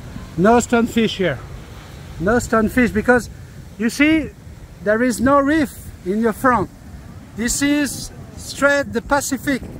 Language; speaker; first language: English; non-native, fluent; French